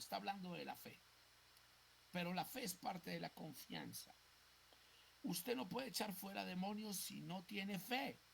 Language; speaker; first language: Spanish; native; Spanish